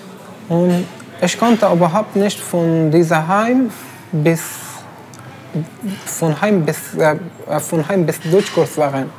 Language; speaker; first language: German; non-native, learner; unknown